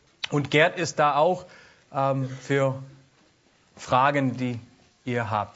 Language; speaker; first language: German; non-native, learner; English